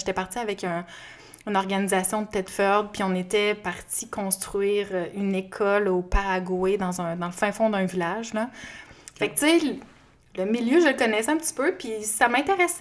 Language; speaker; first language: French; native; French